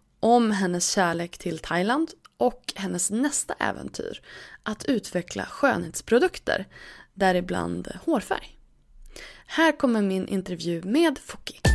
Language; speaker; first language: Swedish; native; Swedish